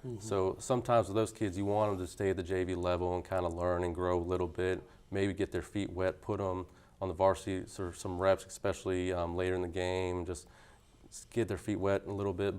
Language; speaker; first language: English; native; English